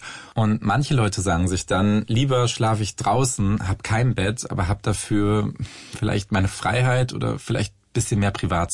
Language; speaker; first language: German; native; German